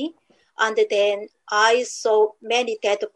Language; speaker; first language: English; non-native, learner; Korean